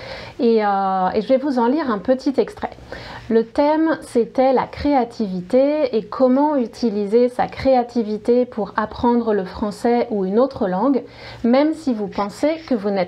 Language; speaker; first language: French; native; French